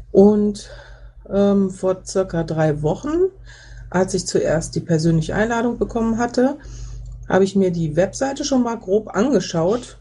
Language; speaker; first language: German; native; German